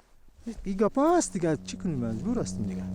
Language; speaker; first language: Persian; non-native, local second language; Kyrgyz